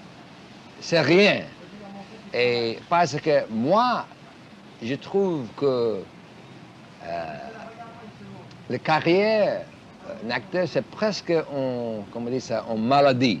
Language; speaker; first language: French; non-native, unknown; English